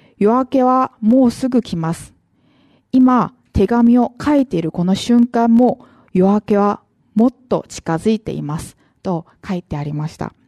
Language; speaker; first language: Japanese; non-native, fluent; Korean